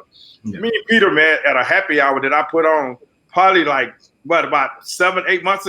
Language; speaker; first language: English; native; English